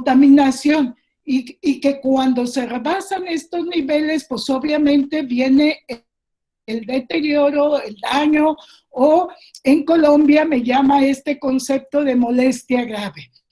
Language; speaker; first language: Spanish; native; Spanish